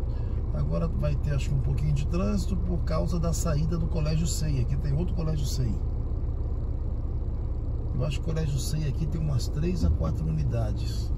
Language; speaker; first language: Portuguese; native; Portuguese